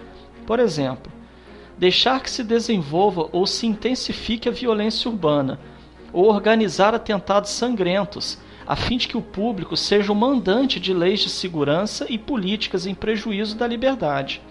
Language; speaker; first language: Portuguese; native; Portuguese